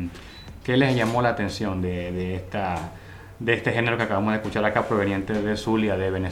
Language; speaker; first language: Spanish; native; Spanish